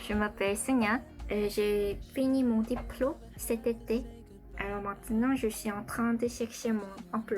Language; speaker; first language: French; non-native, learner; Korean